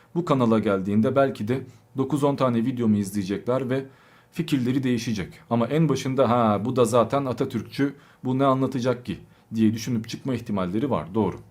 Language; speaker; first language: Turkish; early bilingual, other home language; Albanian